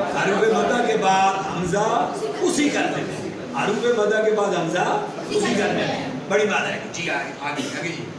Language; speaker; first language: Urdu; non-native, local second language; Punjabi